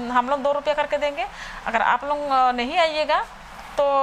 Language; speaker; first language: Hindi; non-native, local second language; Santali